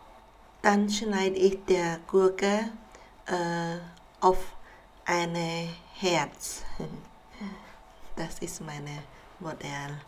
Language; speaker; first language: German; non-native, learner; Khmer